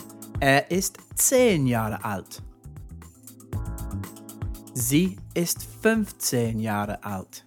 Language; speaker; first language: German; non-native, fluent; English